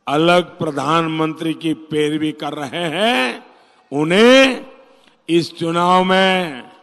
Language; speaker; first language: Hindi; non-native, local second language; Gujarati